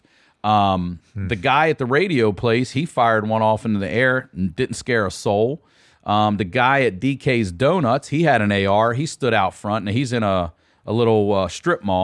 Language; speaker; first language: English; native; English